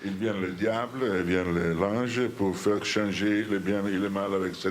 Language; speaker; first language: French; non-native, learner; Italian